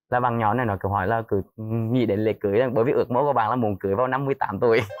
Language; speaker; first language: Vietnamese; native; Vietnamese